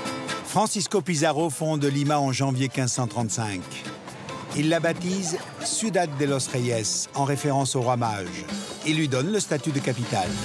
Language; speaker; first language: French; native; French